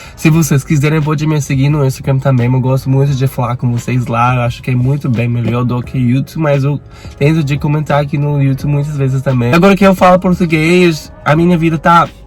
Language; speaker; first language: Portuguese; non-native, learner; Spanish